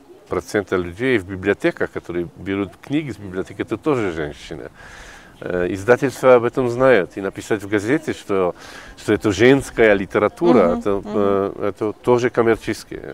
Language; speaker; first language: Russian; non-native, fluent; Polish